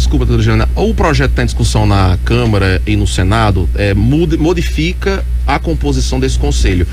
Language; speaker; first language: Portuguese; native; Portuguese